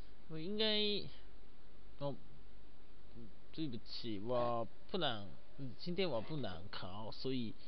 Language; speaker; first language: Chinese; non-native, learner; Japanese